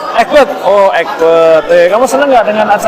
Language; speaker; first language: Indonesian; native; Indonesian